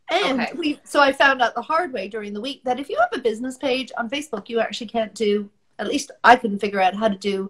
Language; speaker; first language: English; native; English